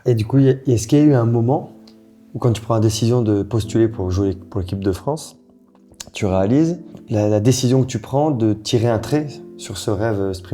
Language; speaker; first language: French; native; French